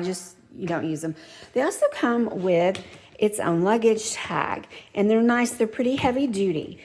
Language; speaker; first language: English; native; English